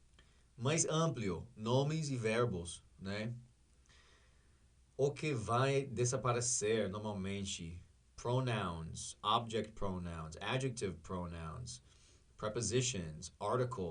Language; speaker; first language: Portuguese; non-native, learner; English